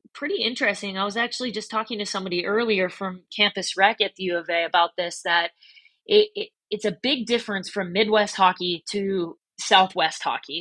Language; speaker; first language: English; native; English